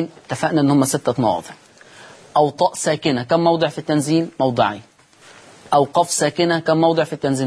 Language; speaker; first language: Arabic; native; Arabic